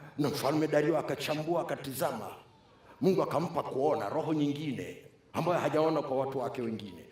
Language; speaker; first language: Swahili; native; Swahili